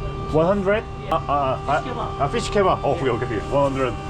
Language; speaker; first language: English; non-native, learner; Korean